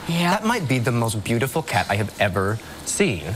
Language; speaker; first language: English; native; English